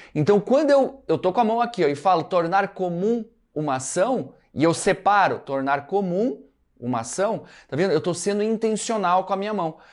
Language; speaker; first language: Portuguese; native; Portuguese